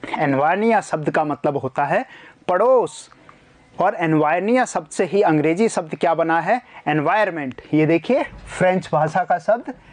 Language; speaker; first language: Hindi; native; Hindi